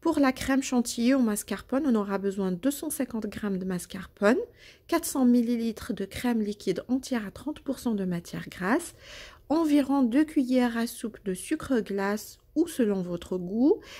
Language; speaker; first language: French; non-native, local second language; Arabic